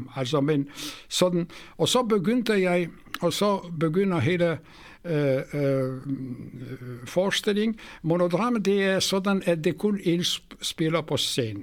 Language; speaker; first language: Swedish; non-native, fluent; Polish